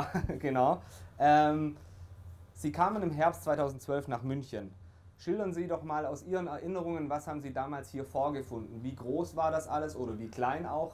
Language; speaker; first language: German; native; German